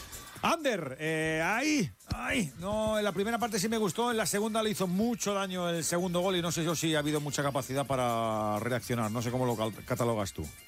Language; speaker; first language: Spanish; native; Spanish